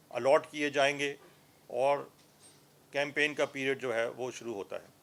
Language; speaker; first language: Hindi; non-native, local second language; Punjabi